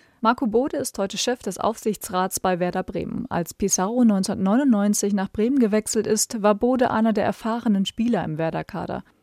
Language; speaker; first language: German; native; German